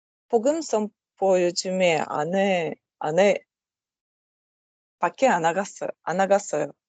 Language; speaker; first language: Korean; non-native, learner; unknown